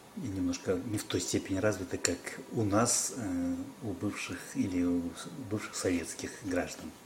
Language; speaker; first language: Russian; non-native, local second language; Kyrgyz